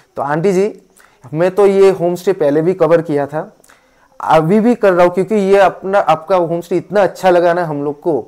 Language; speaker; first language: Hindi; non-native, local second language; Bangla